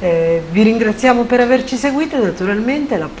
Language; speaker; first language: Italian; native; Italian